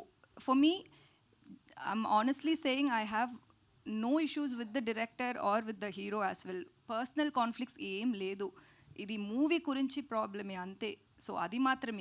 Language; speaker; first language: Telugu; non-native, learner; Tamil